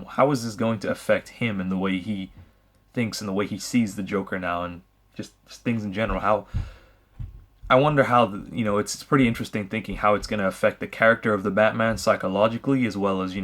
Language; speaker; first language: English; native; English